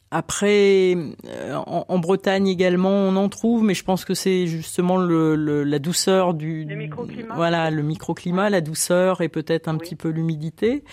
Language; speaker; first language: French; native; French